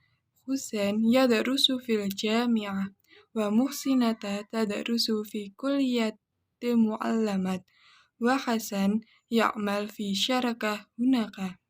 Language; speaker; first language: Arabic; non-native, learner; Indonesian